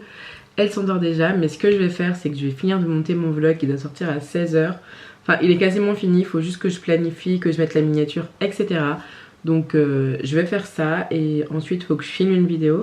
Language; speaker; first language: French; native; French